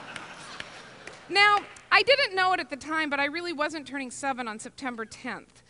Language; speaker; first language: English; native; English